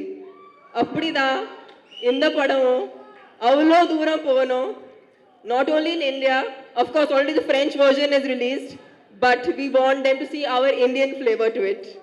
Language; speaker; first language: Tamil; non-native, fluent; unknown